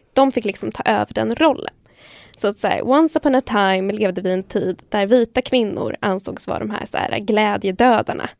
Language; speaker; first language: Swedish; early bilingual, other home language; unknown